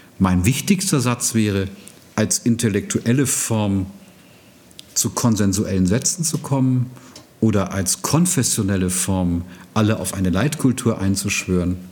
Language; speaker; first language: German; native; German